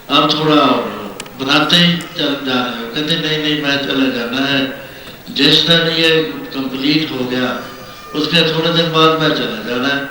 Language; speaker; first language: Hindi; non-native, local second language; Punjabi